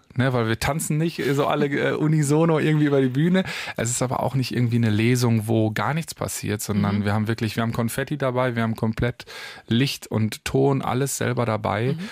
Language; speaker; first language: German; native; German